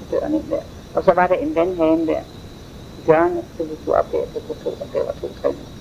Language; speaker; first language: Danish; native; Danish